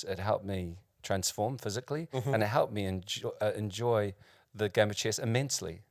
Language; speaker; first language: English; native; English